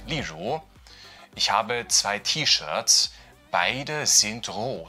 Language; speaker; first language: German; non-native, fluent; Chinese